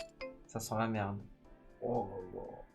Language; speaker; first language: French; native; French